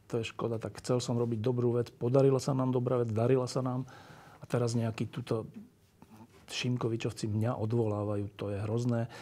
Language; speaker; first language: Slovak; native; Slovak